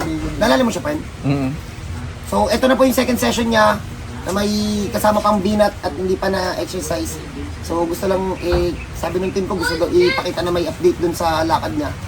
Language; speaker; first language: Filipino; native; Filipino